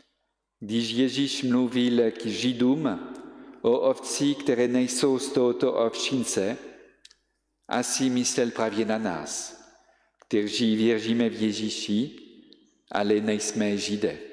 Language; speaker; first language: Czech; non-native, fluent; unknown